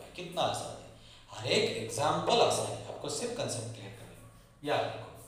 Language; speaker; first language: Hindi; non-native, local second language; Marathi